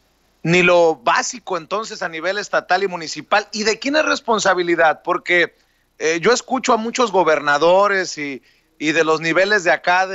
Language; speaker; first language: Spanish; native; Spanish